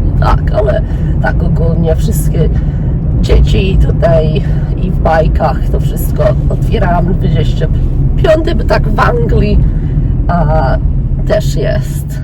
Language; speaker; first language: Polish; early bilingual, heritage; English